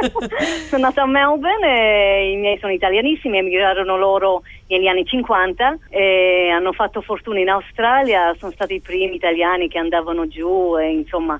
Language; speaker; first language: Italian; early bilingual, heritage; English